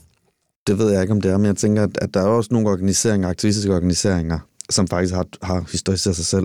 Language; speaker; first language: Danish; native; Danish